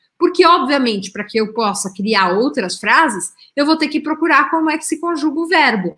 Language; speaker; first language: Portuguese; native; Portuguese